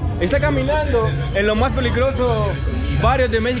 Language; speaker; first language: Spanish; non-native, learner; Greek